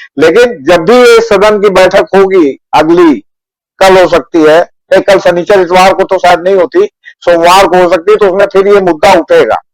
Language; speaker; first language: Hindi; native; Hindi